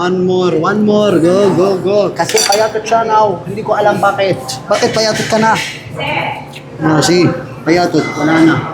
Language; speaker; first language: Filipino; non-native, learner; Arabic